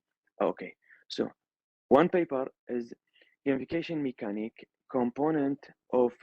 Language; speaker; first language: English; non-native, learner; Arabic